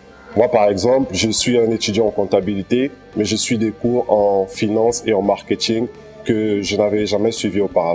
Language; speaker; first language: French; non-native, local second language; Lingala